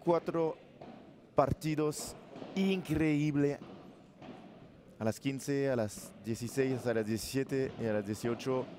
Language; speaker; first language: Spanish; non-native, learner; French